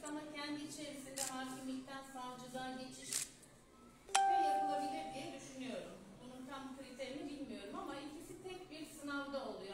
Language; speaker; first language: Turkish; native; Turkish